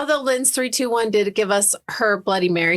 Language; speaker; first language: English; native; English